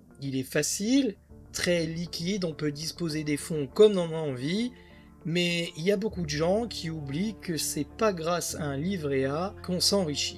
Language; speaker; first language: French; native; French